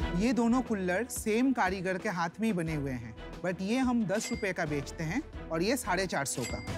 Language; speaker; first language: Hindi; non-native, local second language; Bangla